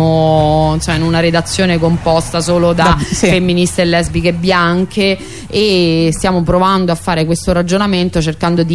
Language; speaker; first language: Italian; native; Italian